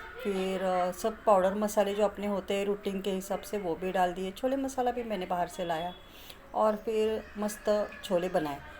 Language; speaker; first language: Hindi; non-native, local second language; Marathi